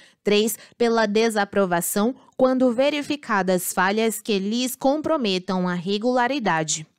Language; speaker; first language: Portuguese; native; Portuguese